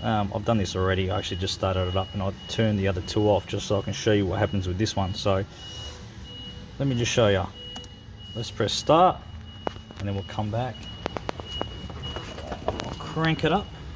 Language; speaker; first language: English; native; English